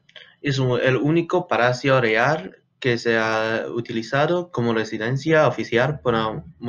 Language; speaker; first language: Spanish; non-native, learner; English